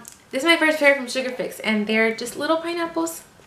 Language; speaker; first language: English; early bilingual, other home language; Spanish